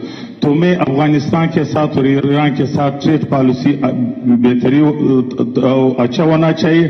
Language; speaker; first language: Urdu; non-native, local second language; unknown